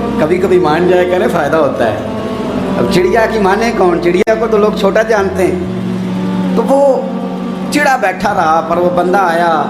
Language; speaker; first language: Urdu; non-native, local second language; Punjabi